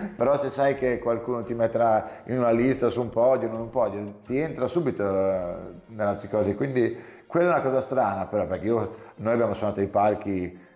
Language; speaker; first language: Italian; early bilingual, heritage; English